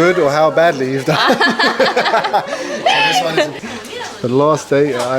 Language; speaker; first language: English; native; English